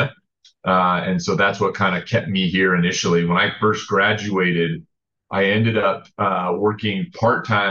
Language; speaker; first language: English; native; English